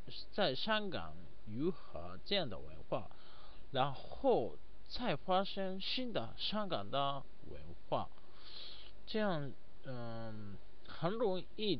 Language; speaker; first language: Chinese; non-native, learner; Japanese